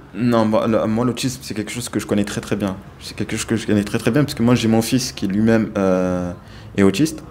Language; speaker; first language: French; native; French